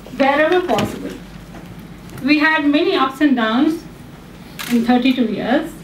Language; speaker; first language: English; non-native, local second language; Telugu